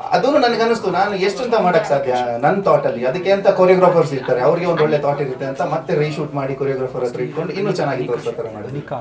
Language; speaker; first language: Kannada; non-native, local second language; Tulu